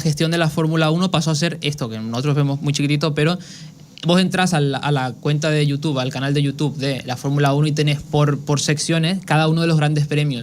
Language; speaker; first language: Spanish; native; Spanish